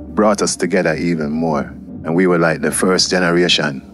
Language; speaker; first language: English; native; English